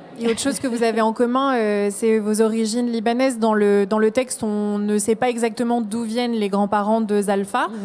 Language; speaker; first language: French; native; French